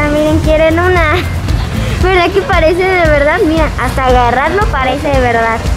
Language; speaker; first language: Spanish; native; Spanish